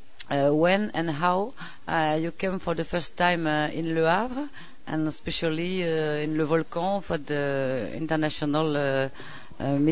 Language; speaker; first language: English; non-native, learner; French